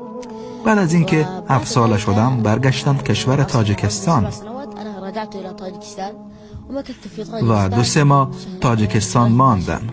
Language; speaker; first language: Persian; early bilingual, heritage; Persian